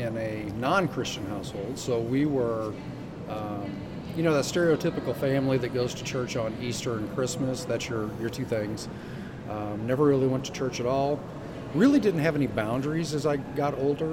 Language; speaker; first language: English; native; English